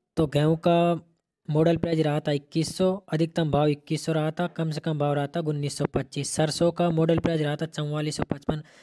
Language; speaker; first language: Hindi; native; Hindi